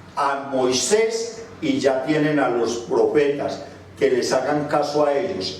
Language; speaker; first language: Spanish; native; Spanish